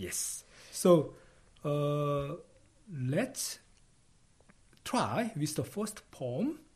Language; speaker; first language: English; non-native, fluent; Korean